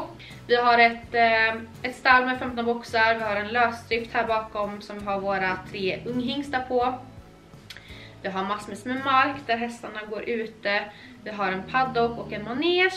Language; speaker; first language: Swedish; native; Swedish